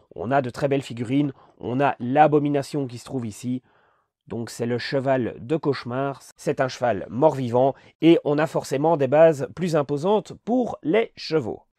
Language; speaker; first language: French; native; French